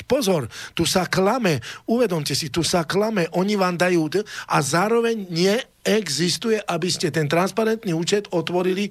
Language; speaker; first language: Slovak; native; Slovak